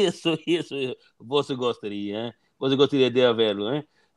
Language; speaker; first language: Portuguese; non-native, learner; English